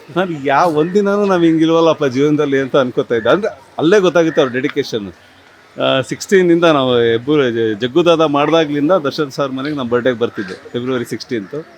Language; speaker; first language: Kannada; native; Kannada